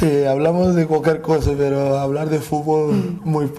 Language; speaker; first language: Italian; non-native, learner; Spanish